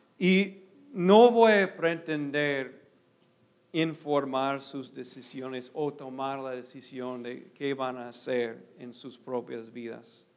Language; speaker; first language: Spanish; non-native, fluent; English